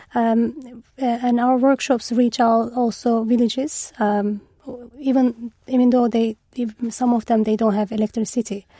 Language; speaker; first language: English; non-native, fluent; Turkish